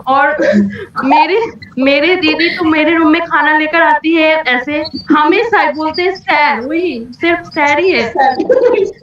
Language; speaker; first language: Hindi; non-native, local second language; Bangla